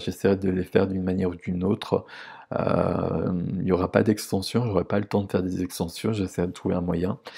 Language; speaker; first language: French; native; French